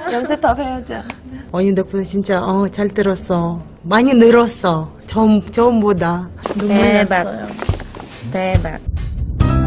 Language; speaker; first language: Korean; non-native, fluent; Chinese